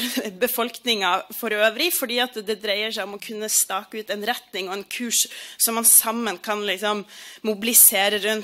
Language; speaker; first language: Norwegian; native; Norwegian